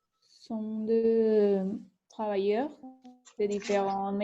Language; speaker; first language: French; non-native, learner; Spanish